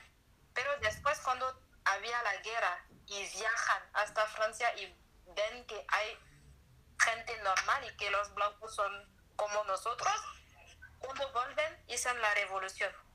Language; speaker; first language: Spanish; non-native, learner; French